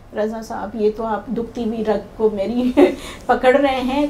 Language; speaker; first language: Hindi; native; Hindi